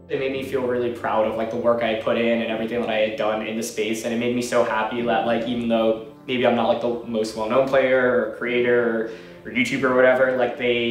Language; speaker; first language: English; native; English